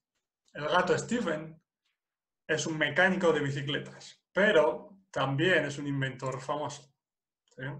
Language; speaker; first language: Spanish; non-native, fluent; English